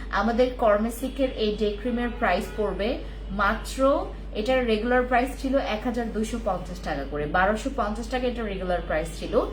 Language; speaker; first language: Bangla; non-native, local second language; Khasi